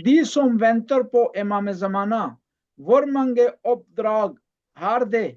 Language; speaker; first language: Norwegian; non-native, learner; Urdu